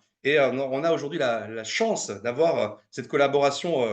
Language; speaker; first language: French; native; French